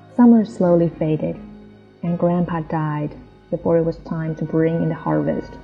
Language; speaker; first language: English; non-native, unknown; Chinese